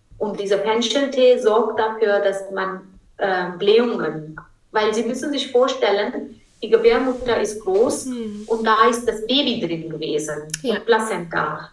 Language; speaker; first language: German; non-native, fluent; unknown